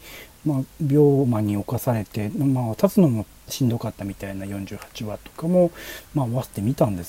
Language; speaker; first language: Japanese; native; Japanese